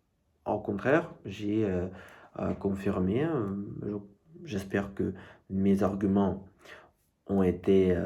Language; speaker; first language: French; non-native, fluent; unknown